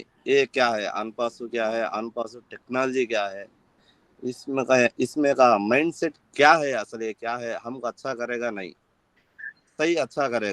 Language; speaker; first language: Hindi; non-native, local second language; Telugu